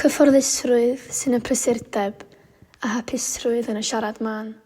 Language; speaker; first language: Welsh; native; Welsh